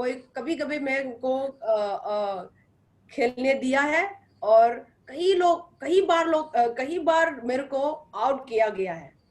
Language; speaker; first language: Hindi; non-native, local second language; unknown